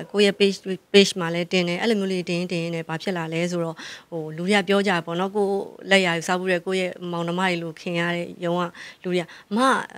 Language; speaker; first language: Burmese; native; Burmese